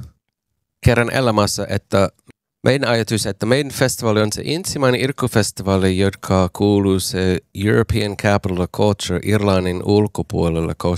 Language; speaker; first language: Finnish; non-native, fluent; English